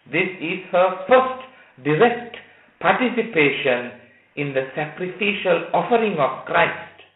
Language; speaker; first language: English; non-native, local second language; Sinhala